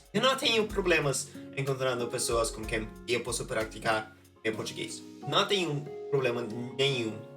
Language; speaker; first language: Portuguese; non-native, fluent; Norwegian